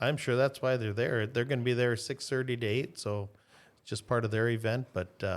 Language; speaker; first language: English; native; English